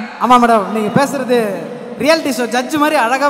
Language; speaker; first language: Tamil; native; Tamil